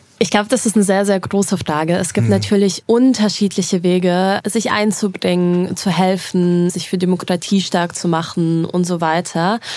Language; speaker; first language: German; early bilingual, other home language; Russian